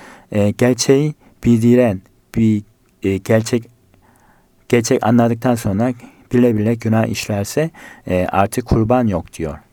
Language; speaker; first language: Turkish; non-native, fluent; Korean